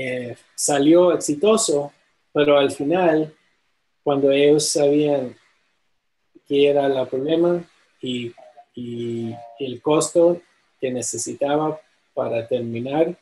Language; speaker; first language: Spanish; non-native, fluent; English